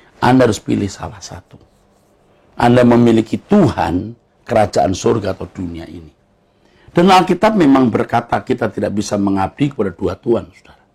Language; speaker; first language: Indonesian; native; Indonesian